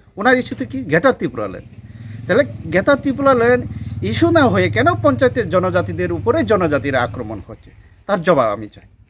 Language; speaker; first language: Bangla; non-native, local second language; Kok Borok